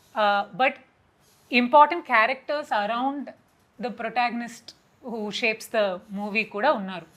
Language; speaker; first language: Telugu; non-native, fluent; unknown